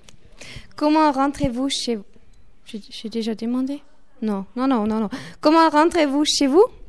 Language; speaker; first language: French; non-native, local second language; German